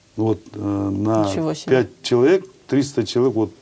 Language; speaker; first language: Russian; non-native, local second language; Kazakh